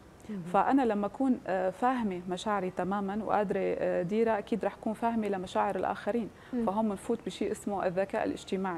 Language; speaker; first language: Arabic; native; Arabic